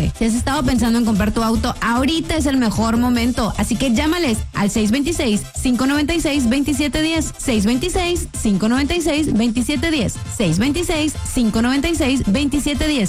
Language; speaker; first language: Spanish; native; Spanish